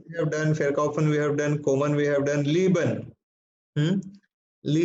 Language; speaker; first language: German; non-native, fluent; Hindi